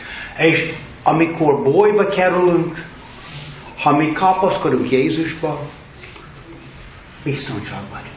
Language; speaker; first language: Hungarian; non-native, learner; English